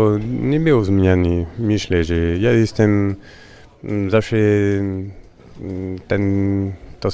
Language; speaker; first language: Polish; non-native, learner; French